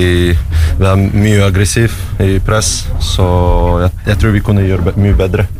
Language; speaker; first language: Norwegian; non-native, learner; Russian